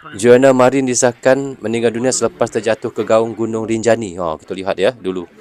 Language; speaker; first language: Malay; native; Malay